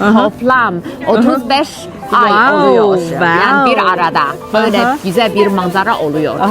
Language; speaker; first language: Turkish; non-native, fluent; Chinese